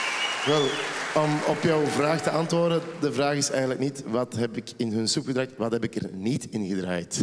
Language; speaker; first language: Dutch; native; Dutch